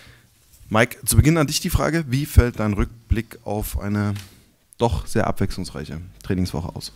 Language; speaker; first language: German; native; German